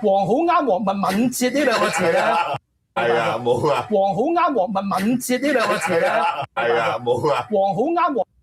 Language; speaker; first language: Chinese; native; Chinese